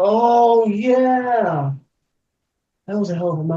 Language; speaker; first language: English; native; English